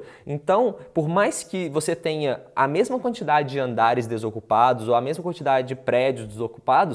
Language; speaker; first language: Portuguese; native; Portuguese